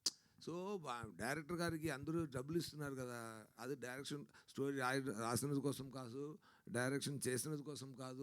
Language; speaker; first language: Telugu; non-native, learner; Tamil